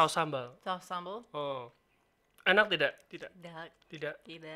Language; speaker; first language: Indonesian; non-native, learner; English